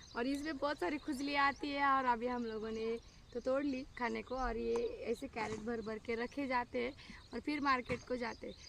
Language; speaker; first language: Hindi; non-native, local second language; Marathi